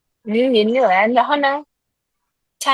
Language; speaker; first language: Chinese; non-native, fluent; Indonesian